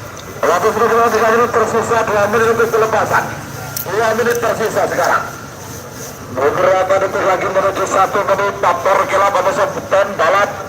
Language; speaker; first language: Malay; non-native, local second language; Madurese